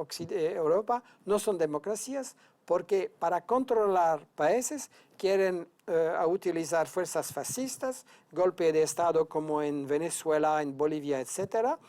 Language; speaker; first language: Spanish; non-native, fluent; French